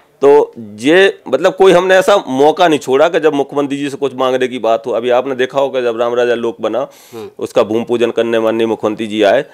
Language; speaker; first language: Hindi; native; Hindi